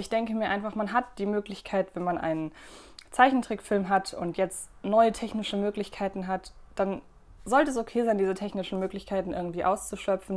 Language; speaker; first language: German; native; German